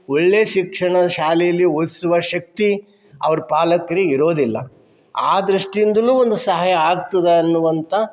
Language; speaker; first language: Kannada; native; Kannada